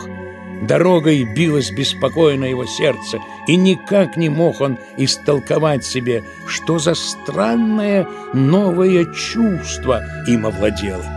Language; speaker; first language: Russian; native; Russian